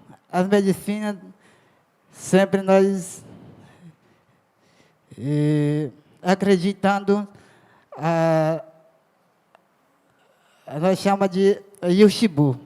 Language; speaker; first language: Portuguese; non-native, local second language; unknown